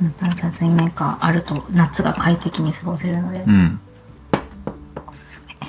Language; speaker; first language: Japanese; native; Japanese